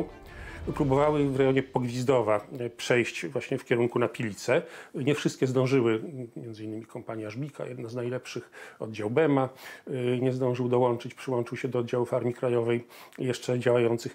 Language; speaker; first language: Polish; native; Polish